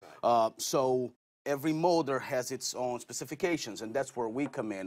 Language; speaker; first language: English; non-native, fluent; Portuguese